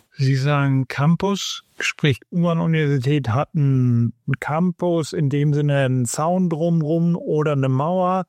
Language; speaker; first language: German; native; German